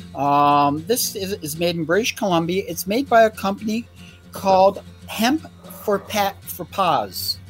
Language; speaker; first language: English; native; English